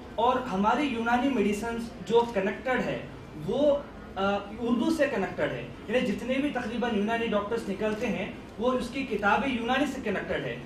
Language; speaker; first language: Hindi; non-native, local second language; Urdu